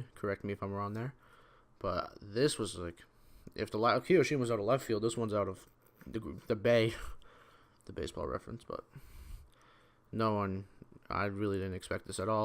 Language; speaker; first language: English; native; English